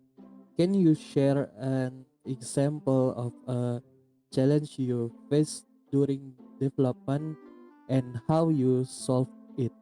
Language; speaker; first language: English; non-native, learner; Indonesian